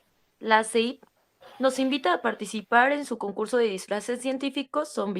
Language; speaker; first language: Spanish; native; Spanish